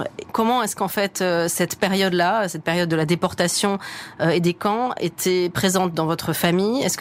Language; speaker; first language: French; native; French